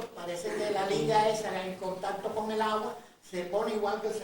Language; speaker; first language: Spanish; native; Spanish